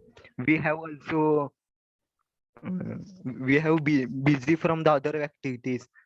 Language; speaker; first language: English; non-native, learner; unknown